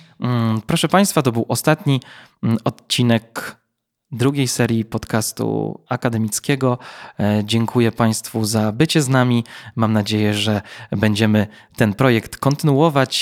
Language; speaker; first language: Polish; native; Polish